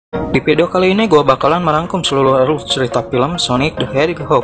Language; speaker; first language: Indonesian; native; Indonesian